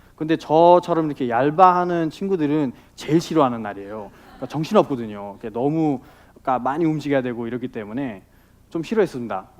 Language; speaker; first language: Korean; non-native, fluent; Nepali